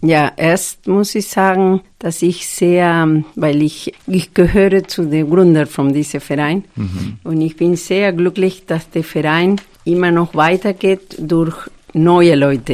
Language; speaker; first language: German; non-native, fluent; Spanish